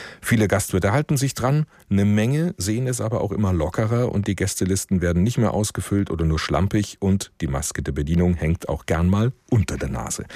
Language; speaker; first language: German; native; German